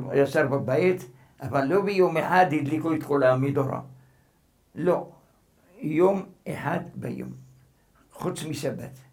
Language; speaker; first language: Hebrew; non-native, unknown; Arabic